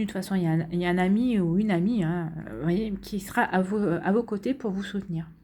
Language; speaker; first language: French; native; French